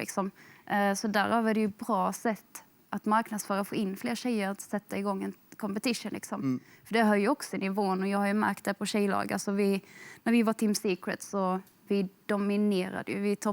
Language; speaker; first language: Swedish; native; Swedish